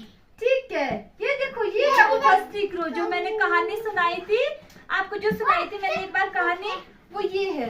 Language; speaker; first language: Hindi; native; Hindi